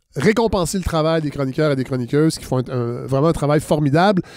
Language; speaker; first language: French; native; French